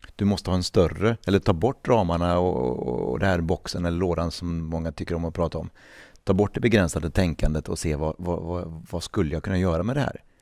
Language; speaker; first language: Swedish; native; Swedish